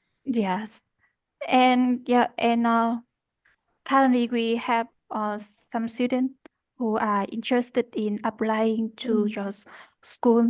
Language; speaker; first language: English; non-native, learner; Vietnamese